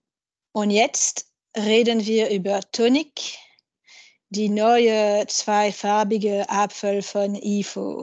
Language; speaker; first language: German; non-native, fluent; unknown